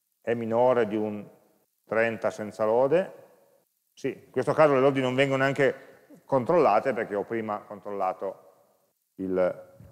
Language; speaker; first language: Italian; native; Italian